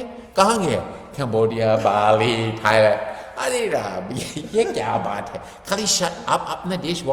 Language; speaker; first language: Hindi; non-native, fluent; English